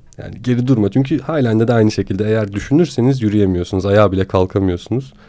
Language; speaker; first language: Turkish; native; Turkish